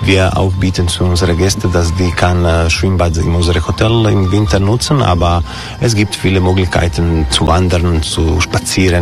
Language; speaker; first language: German; non-native, learner; Croatian